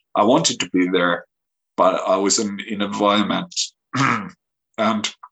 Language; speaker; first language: English; non-native, fluent; Finnish